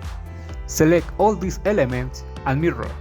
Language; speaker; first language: English; non-native, fluent; Spanish